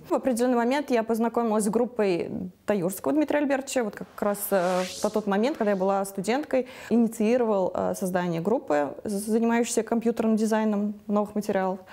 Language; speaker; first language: Russian; native; Russian